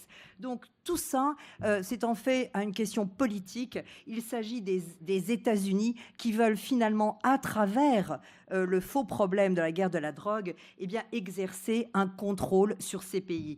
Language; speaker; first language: French; native; French